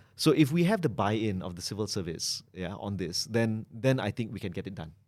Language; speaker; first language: English; non-native, local second language; Malay